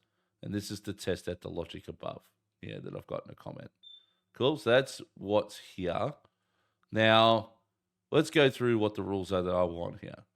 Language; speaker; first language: English; native; English